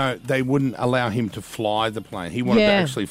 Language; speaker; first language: English; native; English